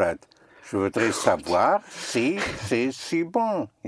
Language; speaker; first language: French; non-native, fluent; English